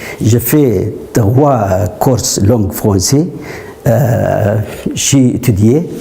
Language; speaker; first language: French; non-native, learner; Arabic